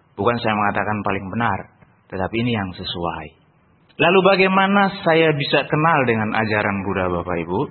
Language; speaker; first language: Indonesian; non-native, local second language; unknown